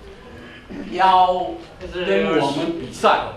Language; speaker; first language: Chinese; non-native, local second language; Min Nan Chinese